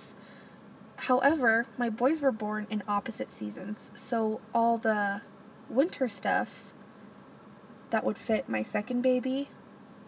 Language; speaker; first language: English; native; English